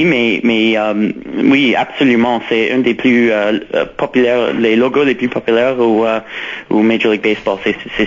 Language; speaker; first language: French; non-native, local second language; English